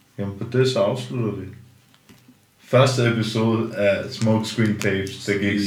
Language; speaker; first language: Danish; early bilingual, other home language; Armenian